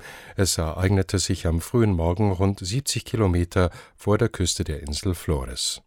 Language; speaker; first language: German; native; German